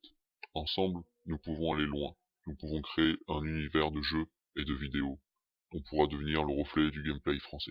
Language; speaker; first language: French; native; French